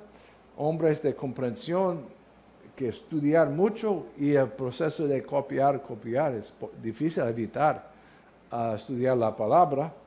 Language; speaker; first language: Spanish; non-native, learner; English